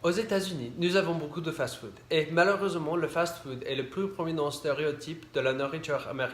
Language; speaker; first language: French; non-native, learner; English